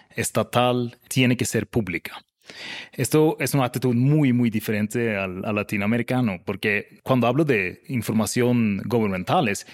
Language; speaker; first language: Spanish; non-native, fluent; Swedish